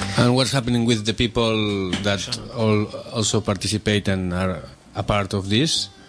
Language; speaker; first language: English; non-native, learner; Catalan